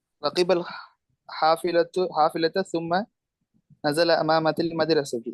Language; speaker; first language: Arabic; non-native, learner; Tamil